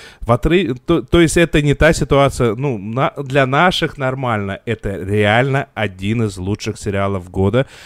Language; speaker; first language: Russian; native; Russian